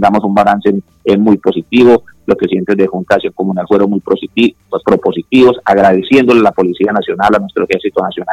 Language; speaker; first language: Spanish; native; Spanish